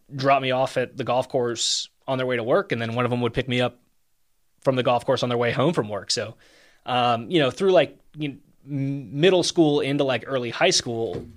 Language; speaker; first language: English; native; English